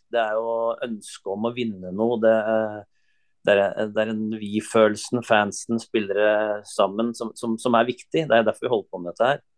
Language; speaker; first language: Norwegian; native; Norwegian